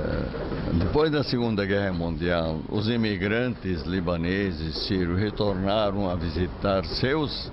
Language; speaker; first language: Portuguese; non-native, fluent; Arabic